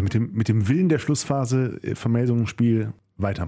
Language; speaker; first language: German; native; German